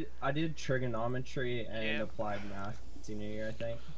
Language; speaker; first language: English; native; English